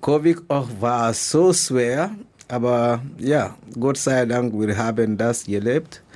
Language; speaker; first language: German; non-native, learner; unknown